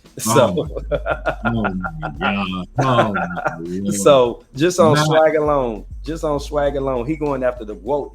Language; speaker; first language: English; native; English